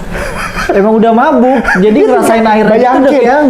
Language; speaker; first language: Indonesian; native; Indonesian